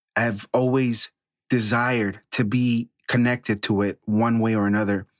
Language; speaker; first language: English; early bilingual, other home language; Spanish